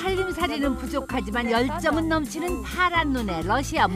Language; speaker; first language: Korean; native; Korean